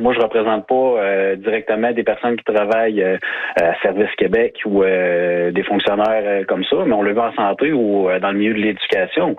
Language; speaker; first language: French; native; French